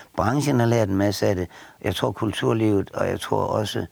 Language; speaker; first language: Danish; native; Danish